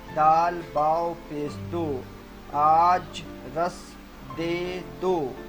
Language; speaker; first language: Urdu; native; Urdu